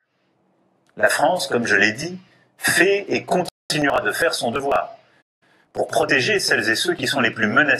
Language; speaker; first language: French; native; French